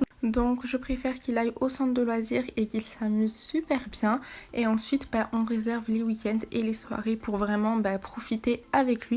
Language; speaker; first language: French; native; French